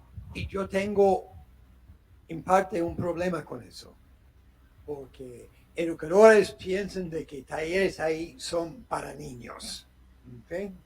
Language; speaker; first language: Spanish; non-native, fluent; English